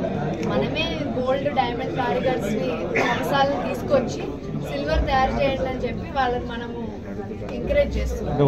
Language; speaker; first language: Telugu; native; Telugu